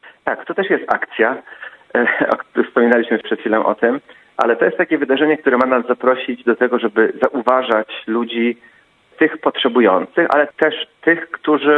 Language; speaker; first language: Polish; native; Polish